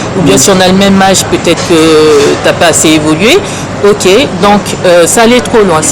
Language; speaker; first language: French; early bilingual, other home language; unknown